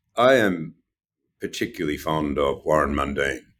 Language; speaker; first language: English; native; English